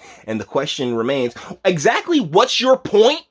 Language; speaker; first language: English; native; English